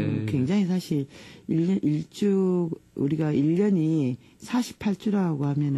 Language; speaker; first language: Korean; native; Korean